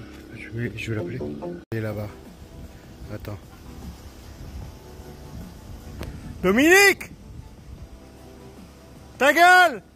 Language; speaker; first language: French; native; French